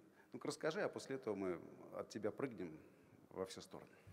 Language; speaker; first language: Russian; native; Russian